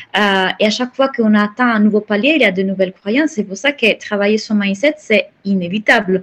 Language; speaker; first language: French; non-native, fluent; Italian